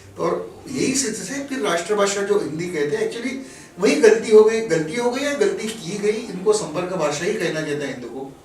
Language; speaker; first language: Hindi; non-native, local second language; Marathi